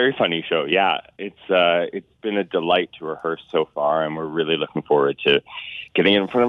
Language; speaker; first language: English; native; English